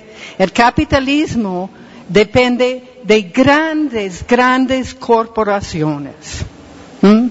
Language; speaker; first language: Spanish; non-native, fluent; English